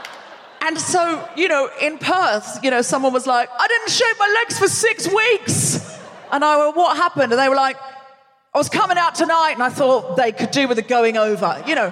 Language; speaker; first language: English; native; English